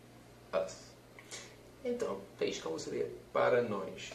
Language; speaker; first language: Portuguese; non-native, fluent; English